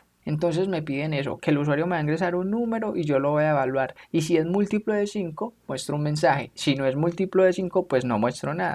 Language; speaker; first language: Spanish; native; Spanish